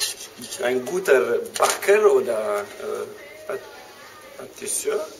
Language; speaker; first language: German; non-native, fluent; Slovenian